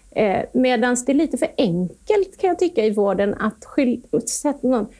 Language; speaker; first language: Swedish; native; Swedish